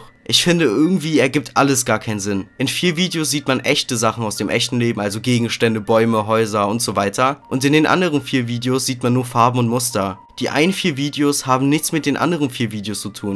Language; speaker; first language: German; native; German